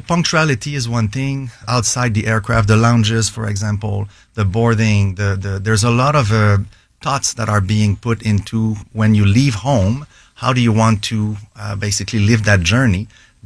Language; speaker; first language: English; native; English